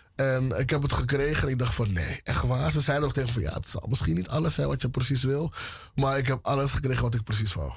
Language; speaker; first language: Dutch; native; Dutch